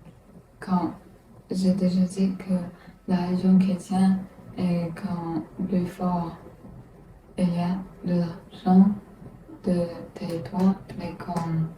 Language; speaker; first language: French; non-native, learner; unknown